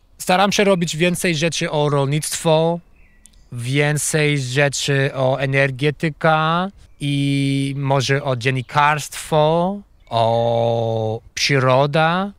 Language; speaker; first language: Polish; non-native, fluent; English